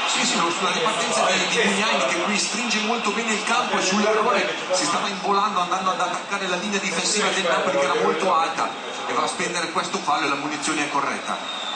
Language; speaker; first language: Italian; native; Italian